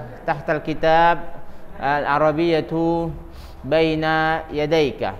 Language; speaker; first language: Arabic; non-native, fluent; Indonesian